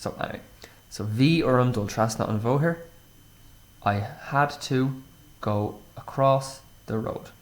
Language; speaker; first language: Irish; non-native, local second language; English